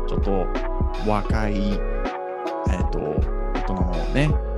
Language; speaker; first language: Japanese; non-native, fluent; English